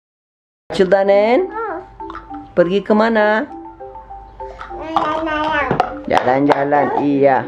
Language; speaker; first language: Indonesian; non-native, learner; Turkish